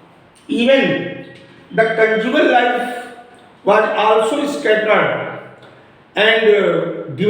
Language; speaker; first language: English; non-native, local second language; Hindi